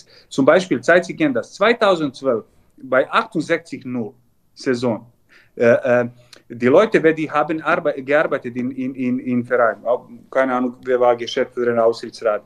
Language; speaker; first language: German; non-native, learner; Serbian